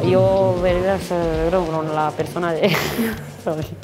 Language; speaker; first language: Spanish; non-native, learner; Romanian